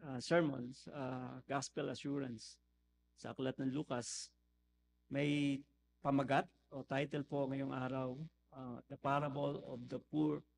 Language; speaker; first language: Filipino; native; Filipino